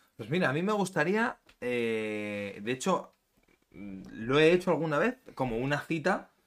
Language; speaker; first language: Spanish; native; Spanish